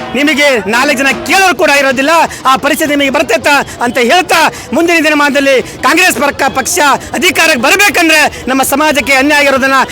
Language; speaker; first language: Kannada; non-native, local second language; Lambadi